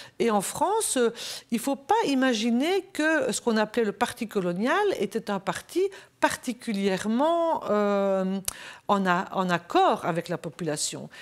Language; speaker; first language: French; native; French